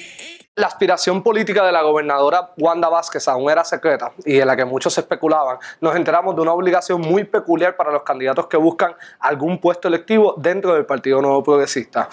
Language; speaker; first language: Spanish; native; Spanish